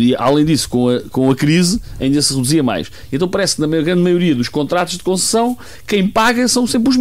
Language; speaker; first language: Portuguese; native; Portuguese